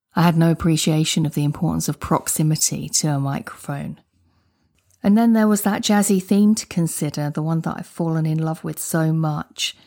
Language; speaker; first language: English; native; English